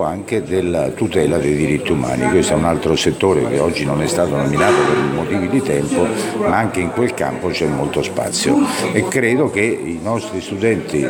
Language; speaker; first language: Italian; native; Italian